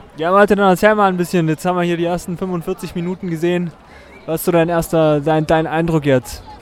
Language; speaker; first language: German; native; German